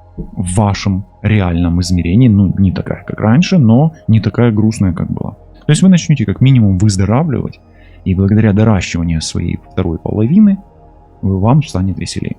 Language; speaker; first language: Russian; non-native, local second language; Ukrainian